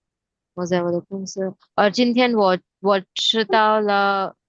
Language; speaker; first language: Chinese; non-native, fluent; Hindi